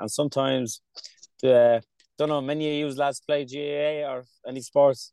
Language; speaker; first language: English; early bilingual, other home language; Kurdish